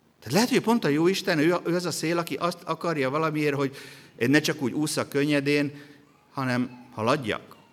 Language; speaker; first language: Hungarian; native; Hungarian